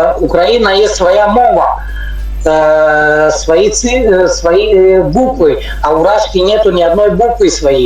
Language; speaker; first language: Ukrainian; non-native, learner; Tajik